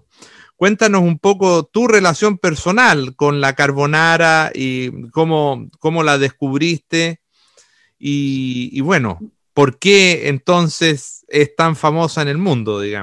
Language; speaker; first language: Spanish; native; Spanish